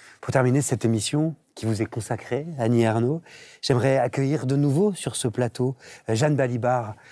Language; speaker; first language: French; native; French